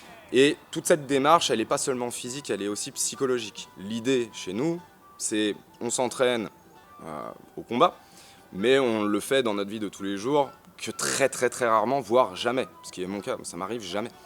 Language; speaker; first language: French; native; French